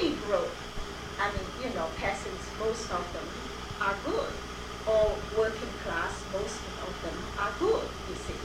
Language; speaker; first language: English; non-native, fluent; Chinese